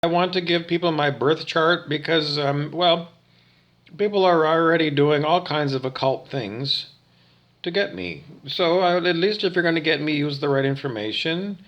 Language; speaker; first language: English; native; English